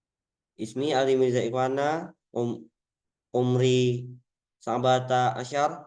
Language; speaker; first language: Arabic; non-native, learner; Indonesian